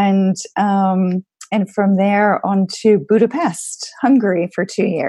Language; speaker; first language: English; native; English